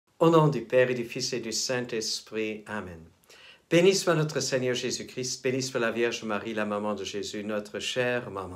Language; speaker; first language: French; native; French